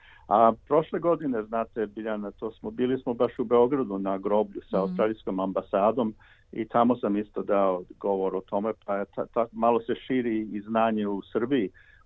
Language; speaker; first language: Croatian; early bilingual, heritage; Croatian